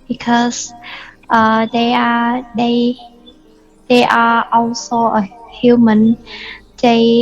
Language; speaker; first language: English; non-native, learner; Vietnamese